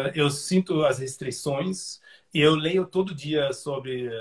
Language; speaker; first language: Portuguese; non-native, fluent; German